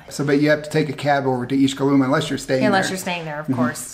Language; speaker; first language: English; native; English